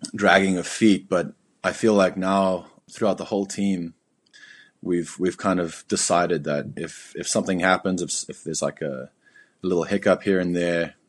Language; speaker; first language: English; native; English